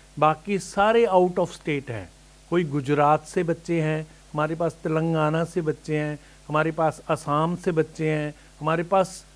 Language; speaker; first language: Hindi; native; Hindi